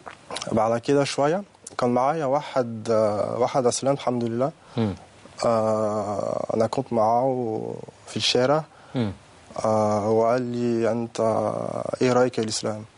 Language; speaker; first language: Arabic; non-native, learner; French